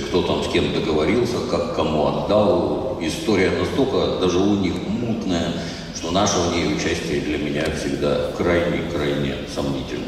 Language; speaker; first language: Russian; native; Russian